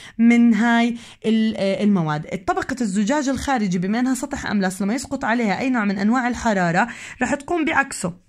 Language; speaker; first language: Arabic; native; Arabic